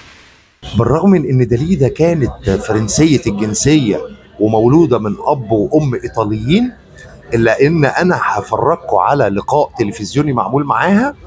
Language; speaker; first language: Arabic; native; Arabic